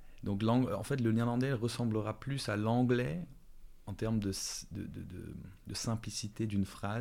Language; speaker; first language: French; early bilingual, other home language; Dutch